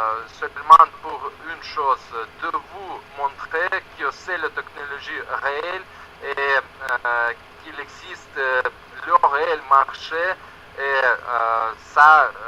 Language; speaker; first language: French; non-native, learner; Russian